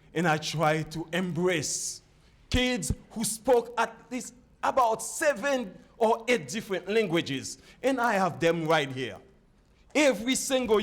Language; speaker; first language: English; non-native, fluent; Haitian Creole